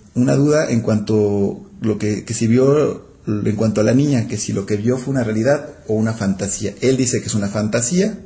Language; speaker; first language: Spanish; native; Spanish